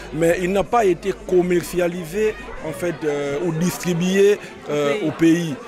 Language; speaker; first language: French; non-native, local second language; Lingala